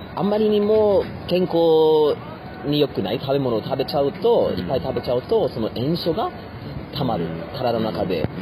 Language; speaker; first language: Japanese; non-native, fluent; German